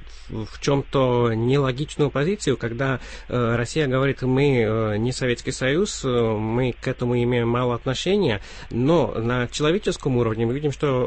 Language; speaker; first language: Russian; native; Russian